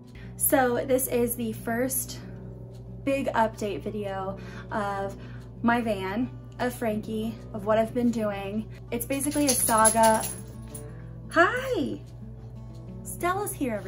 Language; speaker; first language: English; native; English